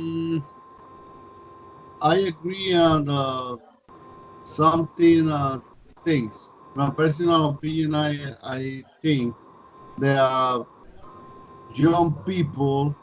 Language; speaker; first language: English; non-native, learner; Spanish